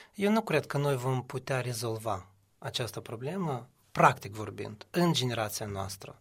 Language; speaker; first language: Romanian; non-native, local second language; Russian